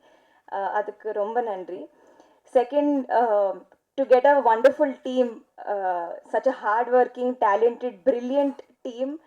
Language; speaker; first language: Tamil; non-native, learner; Telugu